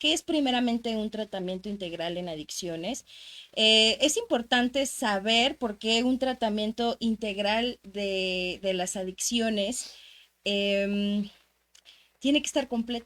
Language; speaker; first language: Spanish; native; Spanish